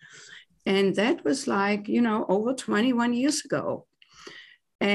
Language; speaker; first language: English; non-native, fluent; German